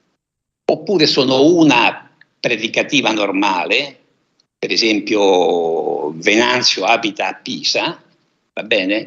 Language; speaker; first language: Italian; native; Italian